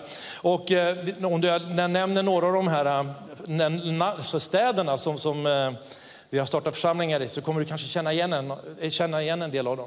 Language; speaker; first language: Swedish; native; Swedish